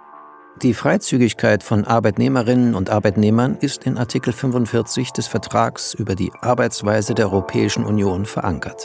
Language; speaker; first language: German; native; German